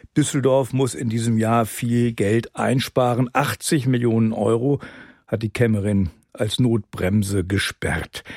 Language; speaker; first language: German; native; German